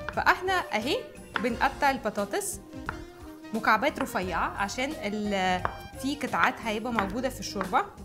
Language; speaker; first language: Arabic; non-native, fluent; Russian